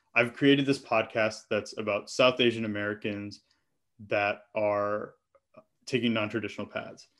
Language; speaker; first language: English; native; English